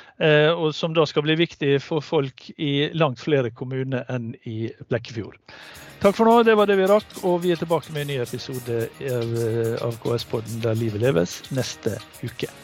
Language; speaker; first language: Norwegian; native; Norwegian